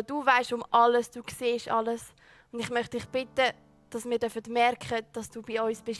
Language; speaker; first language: German; native; German